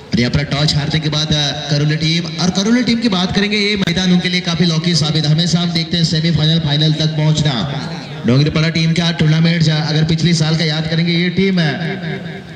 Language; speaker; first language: Hindi; non-native, local second language; Marathi